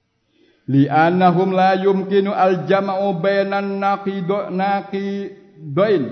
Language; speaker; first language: Arabic; non-native, fluent; Indonesian